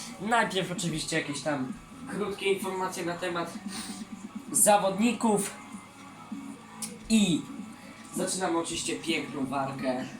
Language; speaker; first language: Polish; native; Polish